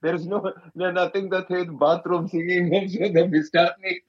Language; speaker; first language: Dutch; non-native, fluent; Malayalam